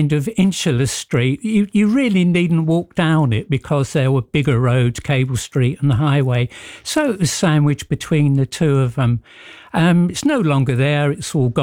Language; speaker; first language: English; native; English